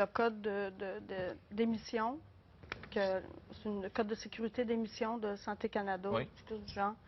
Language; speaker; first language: French; native; French